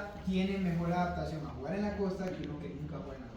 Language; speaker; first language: Spanish; native; Spanish